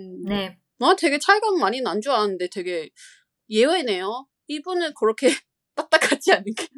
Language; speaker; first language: Korean; non-native, fluent; Chinese